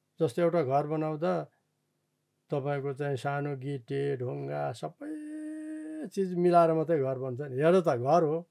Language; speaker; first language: Nepali; non-native, local second language; Eastern Tamang